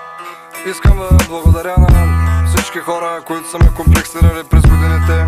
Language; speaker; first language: Bulgarian; native; Bulgarian